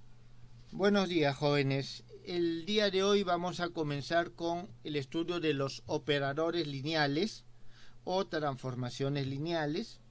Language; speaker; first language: Spanish; native; Spanish